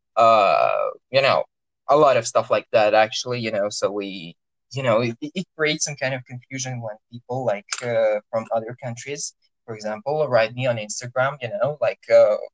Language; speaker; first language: English; non-native, fluent; Russian